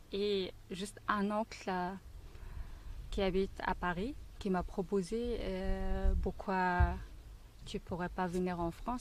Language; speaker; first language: French; non-native, learner; Mongolian